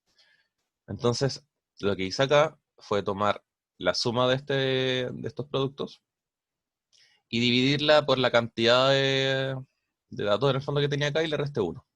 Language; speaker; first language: Spanish; native; Spanish